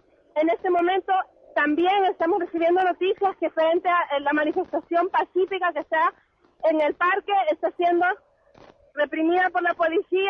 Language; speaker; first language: Spanish; native; Spanish